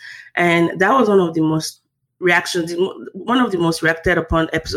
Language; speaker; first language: English; non-native, local second language; Yoruba